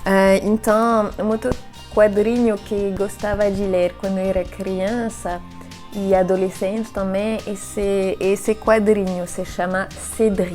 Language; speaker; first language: Portuguese; non-native, fluent; French